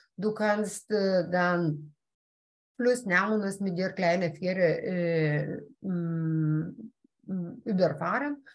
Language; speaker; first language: German; non-native, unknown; Lithuanian